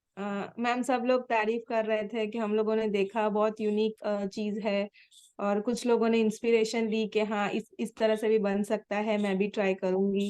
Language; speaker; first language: Hindi; native; Hindi